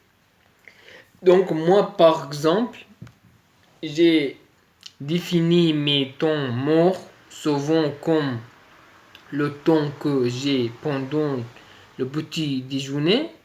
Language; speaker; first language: French; native; French